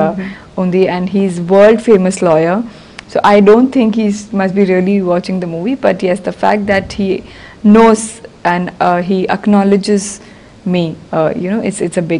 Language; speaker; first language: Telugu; non-native, learner; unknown